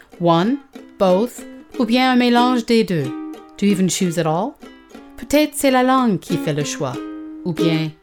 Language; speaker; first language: French; early bilingual, heritage; French